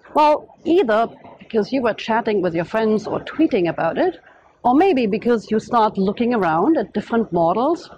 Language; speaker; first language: English; non-native, fluent; German